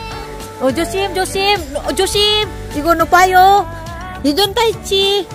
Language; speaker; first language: Korean; non-native, learner; Filipino